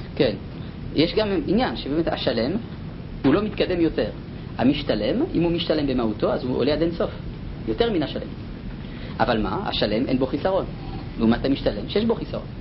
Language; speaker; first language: Hebrew; non-native, fluent; French